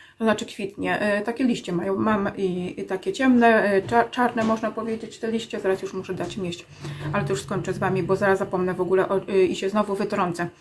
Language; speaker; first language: Polish; native; Polish